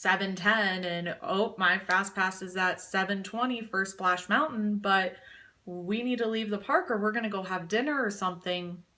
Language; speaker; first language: English; native; English